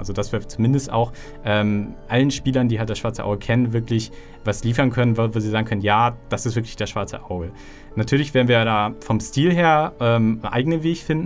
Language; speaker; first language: German; native; German